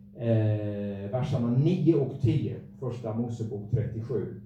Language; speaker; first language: Swedish; native; Swedish